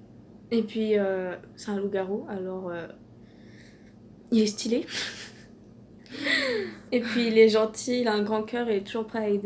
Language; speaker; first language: French; native; French